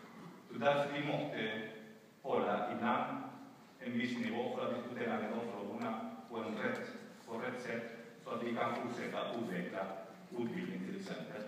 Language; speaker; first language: Swedish; non-native, fluent; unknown